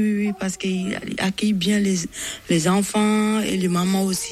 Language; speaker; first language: French; non-native, learner; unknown